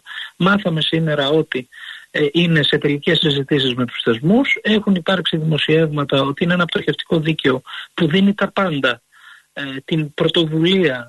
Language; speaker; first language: Greek; native; Greek